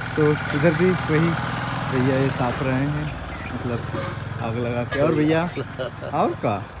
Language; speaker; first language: Hindi; native; Hindi